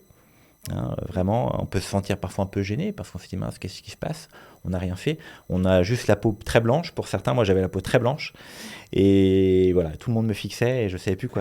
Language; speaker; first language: French; native; French